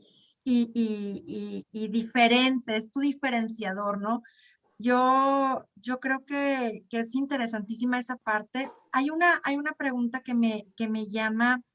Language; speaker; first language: Spanish; native; Spanish